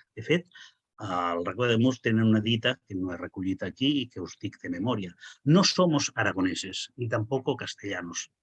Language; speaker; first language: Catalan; non-native, local second language; Spanish